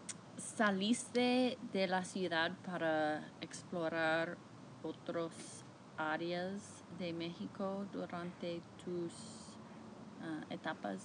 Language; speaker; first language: Spanish; non-native, learner; English